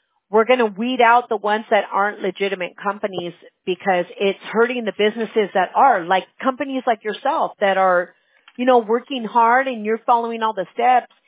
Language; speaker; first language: English; early bilingual, other home language; Spanish